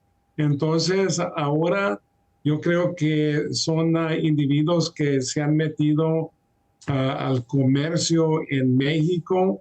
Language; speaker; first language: Spanish; early bilingual, heritage; Spanish